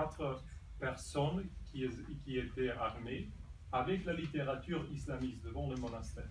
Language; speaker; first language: French; non-native, fluent; Serbian